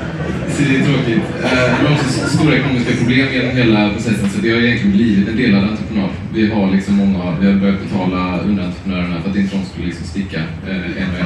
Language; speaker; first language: Swedish; native; Swedish